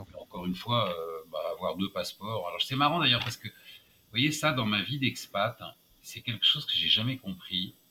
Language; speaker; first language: French; native; French